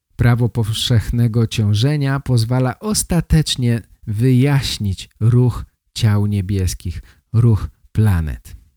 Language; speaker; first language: Polish; native; Polish